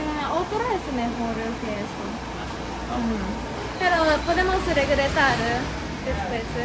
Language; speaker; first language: Spanish; non-native, learner; Japanese